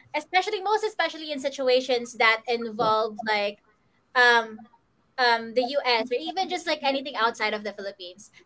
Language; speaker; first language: English; non-native, local second language; Filipino